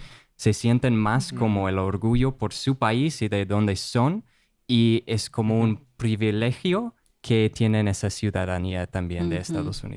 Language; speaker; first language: Spanish; non-native, fluent; English